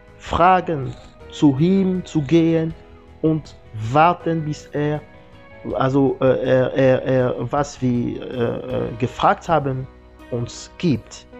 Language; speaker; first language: German; non-native, learner; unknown